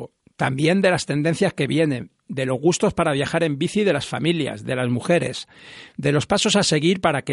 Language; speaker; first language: Spanish; native; Spanish